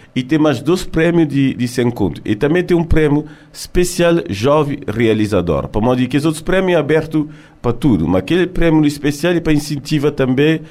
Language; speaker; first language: Portuguese; early bilingual, heritage; French